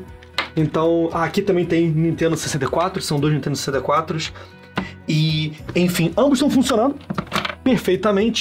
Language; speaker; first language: Portuguese; native; Portuguese